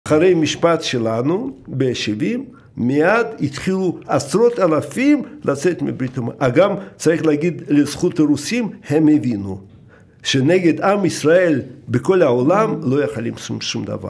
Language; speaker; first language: Hebrew; non-native, fluent; Russian